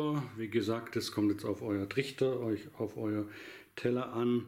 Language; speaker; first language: German; native; German